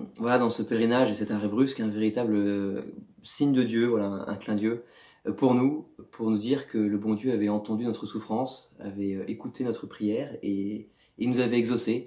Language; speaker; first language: French; native; French